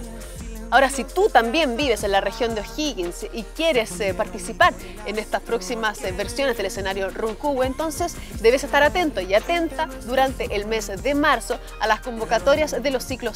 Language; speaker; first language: Spanish; native; Spanish